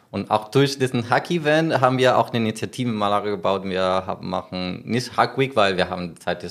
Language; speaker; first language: German; non-native, learner; Spanish